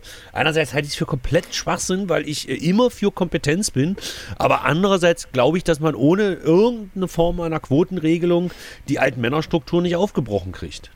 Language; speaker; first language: German; native; German